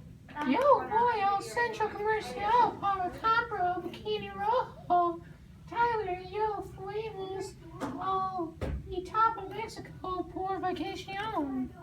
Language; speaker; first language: Spanish; non-native, learner; English